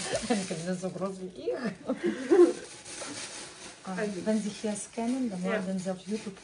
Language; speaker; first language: German; non-native, fluent; Russian